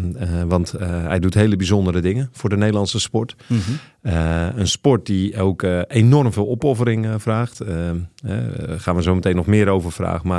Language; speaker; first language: Dutch; native; Dutch